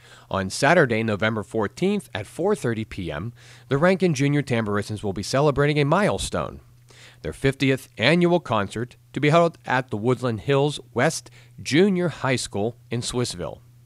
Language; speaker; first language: English; native; English